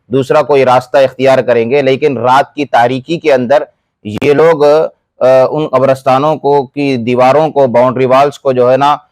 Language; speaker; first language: Urdu; native; Urdu